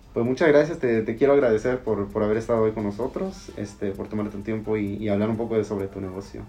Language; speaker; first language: Spanish; early bilingual, heritage; Spanish